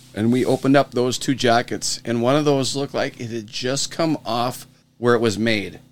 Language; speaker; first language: English; native; English